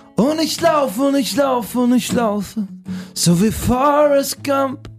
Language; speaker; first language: German; native; German